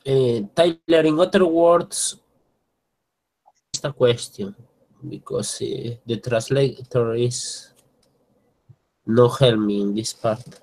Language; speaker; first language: English; non-native, learner; Spanish